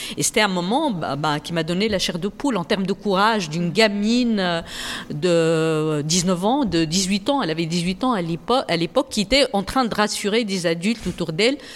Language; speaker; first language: French; non-native, local second language; Arabic